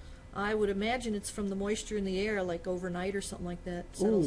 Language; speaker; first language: English; native; English